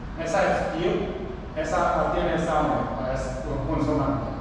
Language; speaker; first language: Spanish; non-native, learner; Korean